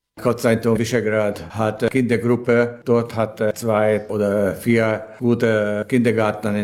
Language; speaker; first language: German; early bilingual, heritage; Hungarian